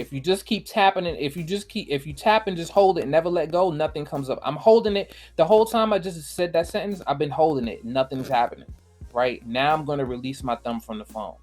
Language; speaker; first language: English; native; English